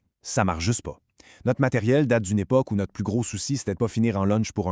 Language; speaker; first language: French; native; French